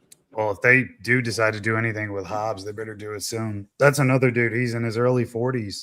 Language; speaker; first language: English; native; English